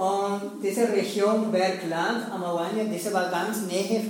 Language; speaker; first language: German; non-native, learner; Spanish